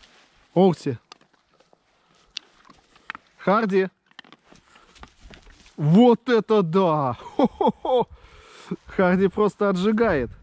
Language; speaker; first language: Russian; native; Russian